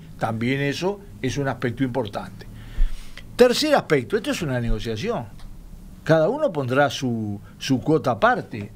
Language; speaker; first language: Spanish; native; Spanish